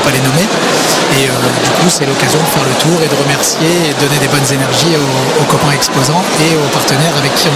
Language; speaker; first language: French; native; French